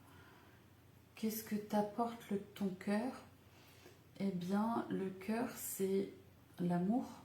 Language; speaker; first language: French; native; French